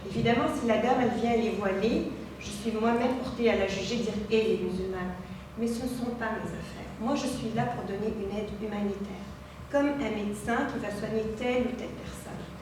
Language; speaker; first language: French; non-native, local second language; Arabic